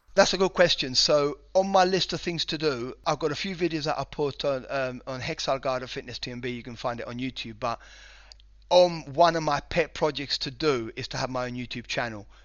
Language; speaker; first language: English; non-native, fluent; Spanish